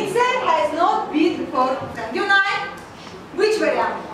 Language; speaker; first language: English; non-native, learner; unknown